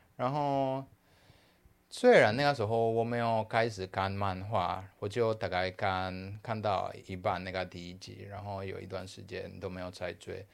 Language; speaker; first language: Chinese; non-native, fluent; Spanish